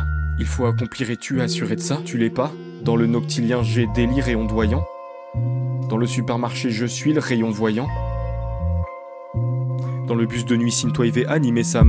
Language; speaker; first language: French; native; French